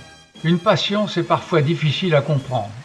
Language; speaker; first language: French; native; French